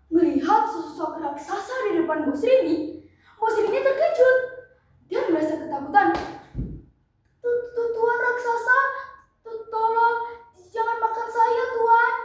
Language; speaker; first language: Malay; non-native, local second language; Balinese